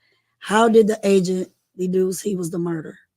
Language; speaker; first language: English; native; English